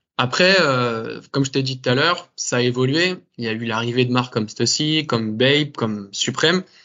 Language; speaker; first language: French; native; French